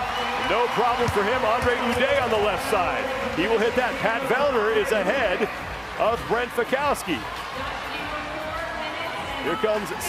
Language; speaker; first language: English; native; English